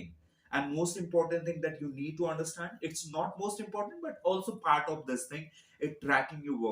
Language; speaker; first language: English; non-native, local second language; Hindi